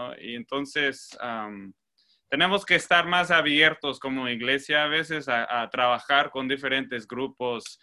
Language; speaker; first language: Spanish; non-native, fluent; English